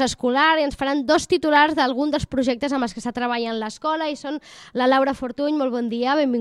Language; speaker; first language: Catalan; native; Catalan